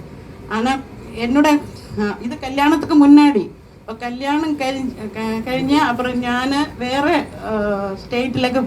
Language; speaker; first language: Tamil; non-native, learner; Malayalam